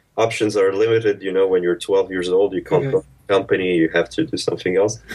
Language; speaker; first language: English; early bilingual, other home language; Russian